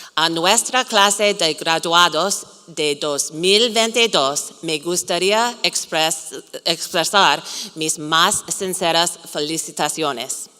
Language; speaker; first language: Spanish; non-native, learner; English